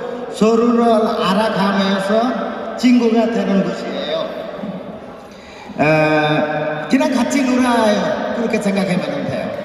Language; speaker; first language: Korean; non-native, fluent; Bangla